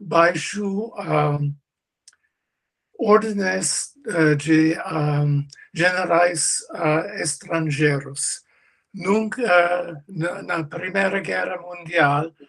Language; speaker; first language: Portuguese; non-native, learner; English